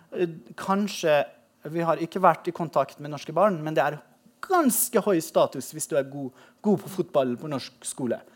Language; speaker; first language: Norwegian; non-native, fluent; Persian